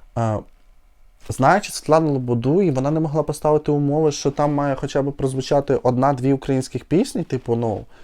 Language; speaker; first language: Ukrainian; non-native, local second language; Russian